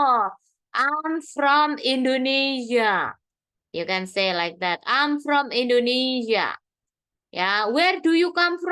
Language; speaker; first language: English; non-native, fluent; Indonesian